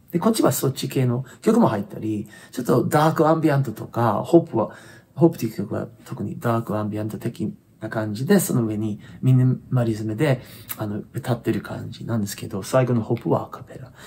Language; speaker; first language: Japanese; non-native, fluent; English